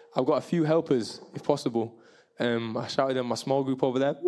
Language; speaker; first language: English; native; English